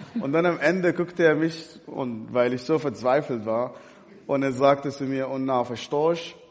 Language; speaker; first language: German; non-native, fluent; Arabic